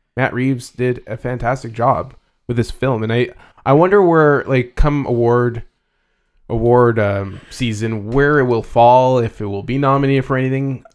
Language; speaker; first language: English; early bilingual, other home language; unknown